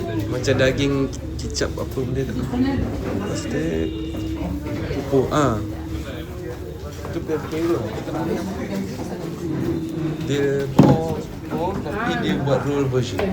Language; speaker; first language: Malay; native; Malay